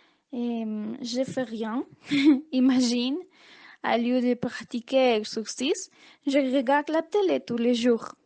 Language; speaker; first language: French; non-native, learner; Spanish